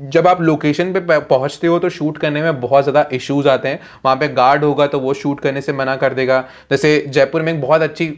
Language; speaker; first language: Hindi; native; Hindi